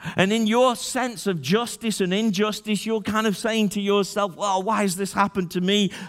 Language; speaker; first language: English; native; English